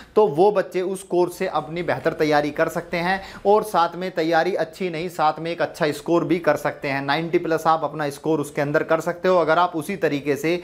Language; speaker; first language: Hindi; native; Hindi